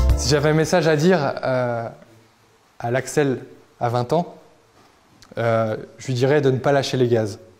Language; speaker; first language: French; native; French